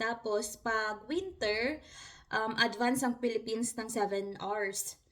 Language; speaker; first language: Filipino; non-native, local second language; Hiligaynon